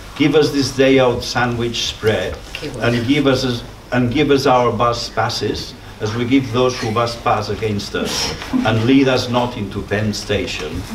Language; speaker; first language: English; non-native, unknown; Catalan